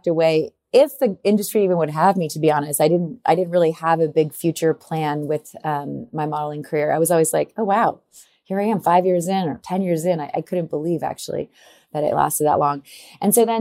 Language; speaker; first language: English; native; English